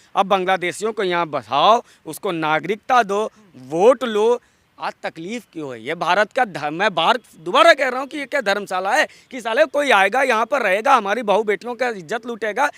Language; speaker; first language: Hindi; non-native, local second language; Bangla